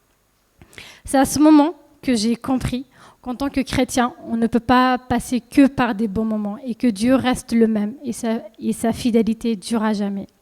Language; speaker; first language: French; early bilingual, other home language; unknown